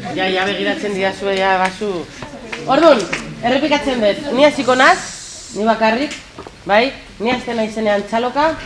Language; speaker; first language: Basque; non-native, local second language; Spanish